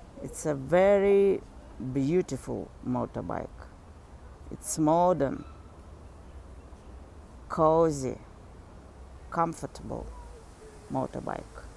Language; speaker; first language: English; non-native, learner; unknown